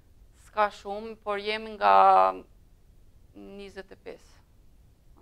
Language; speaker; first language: Albanian; early bilingual, heritage; Albanian